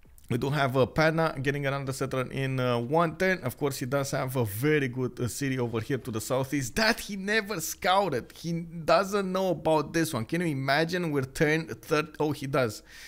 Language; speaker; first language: English; non-native, fluent; Romanian